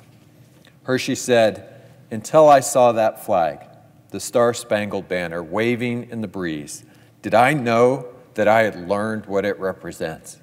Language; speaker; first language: English; native; English